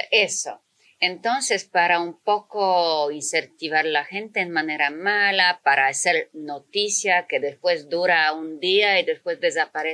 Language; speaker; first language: Spanish; non-native, fluent; Polish